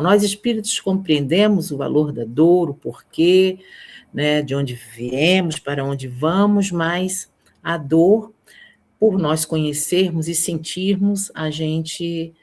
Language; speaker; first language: Portuguese; native; Portuguese